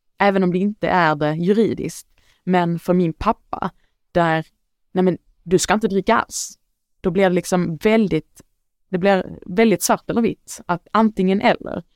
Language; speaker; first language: Swedish; early bilingual, other home language; Arabic